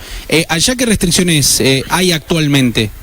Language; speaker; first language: Spanish; native; Spanish